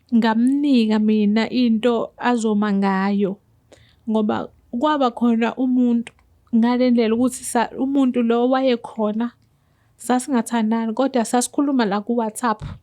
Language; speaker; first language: Zulu; native; Zulu